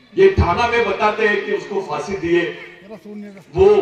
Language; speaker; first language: Hindi; non-native, local second language; Marathi